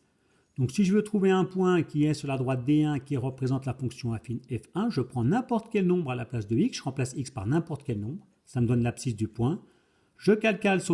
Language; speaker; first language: French; native; French